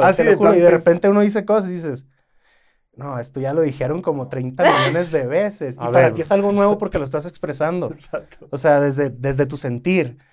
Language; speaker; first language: Spanish; native; Spanish